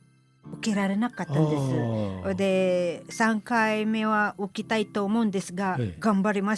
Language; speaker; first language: Japanese; non-native, fluent; Filipino